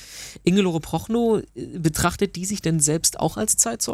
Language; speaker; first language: German; native; German